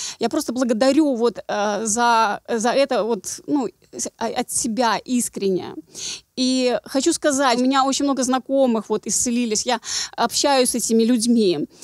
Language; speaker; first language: Russian; native; Russian